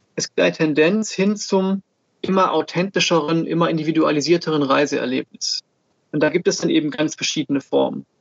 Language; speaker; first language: German; native; German